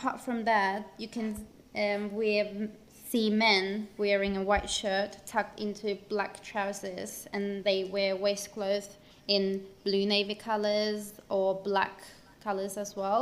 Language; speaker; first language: English; non-native, fluent; Turkish